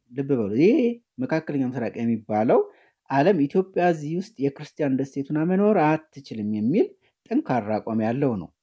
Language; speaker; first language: Amharic; native; Amharic